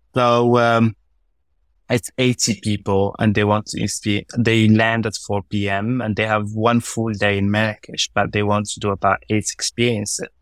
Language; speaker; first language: English; non-native, fluent; Arabic